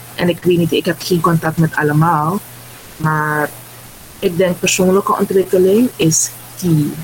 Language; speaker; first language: Dutch; native; Dutch